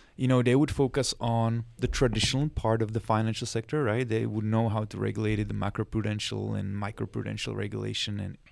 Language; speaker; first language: English; non-native, fluent; Czech